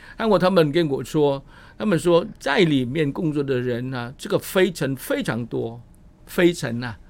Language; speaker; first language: Chinese; non-native, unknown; Vietnamese